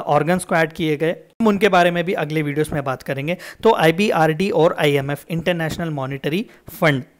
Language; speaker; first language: Hindi; non-native, local second language; Telugu